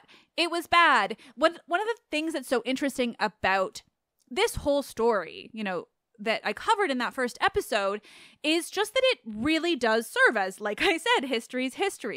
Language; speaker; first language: English; native; English